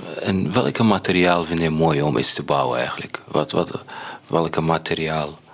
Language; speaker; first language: Dutch; non-native, learner; Arabic